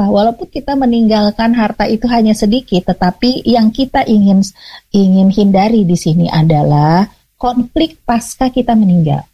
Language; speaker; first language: Indonesian; native; Indonesian